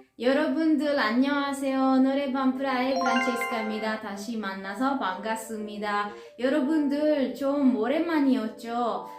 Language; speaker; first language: Korean; non-native, fluent; Italian